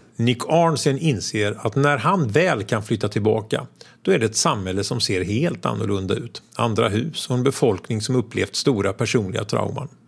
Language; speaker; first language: Swedish; native; Swedish